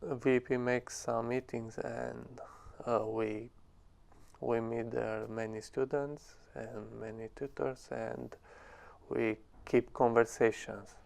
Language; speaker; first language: English; non-native, learner; Romanian